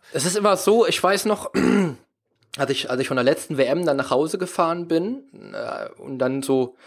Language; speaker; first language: German; native; German